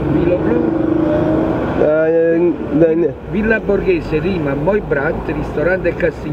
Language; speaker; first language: Russian; non-native, learner; Italian